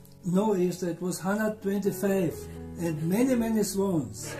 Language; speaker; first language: English; non-native, fluent; German